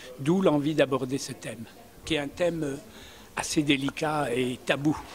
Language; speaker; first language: French; early bilingual, other home language; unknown